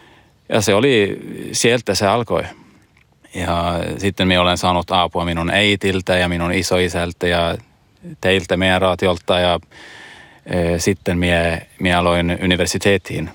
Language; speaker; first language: Finnish; non-native, learner; Swedish